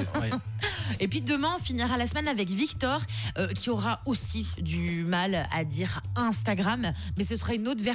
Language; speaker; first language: French; native; French